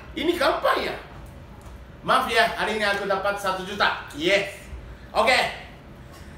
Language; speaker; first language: Indonesian; non-native, learner; Japanese